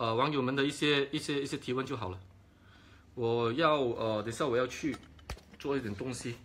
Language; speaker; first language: Chinese; native; Chinese